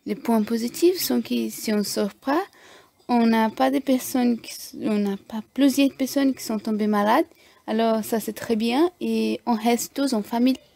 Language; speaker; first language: French; non-native, learner; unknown